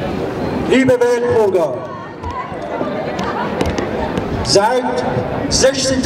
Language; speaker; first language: German; non-native, fluent; Persian